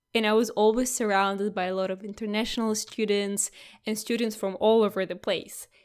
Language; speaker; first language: English; non-native, fluent; Russian